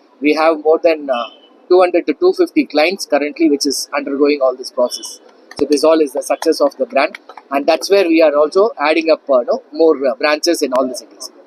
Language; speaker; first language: English; non-native, local second language; Tamil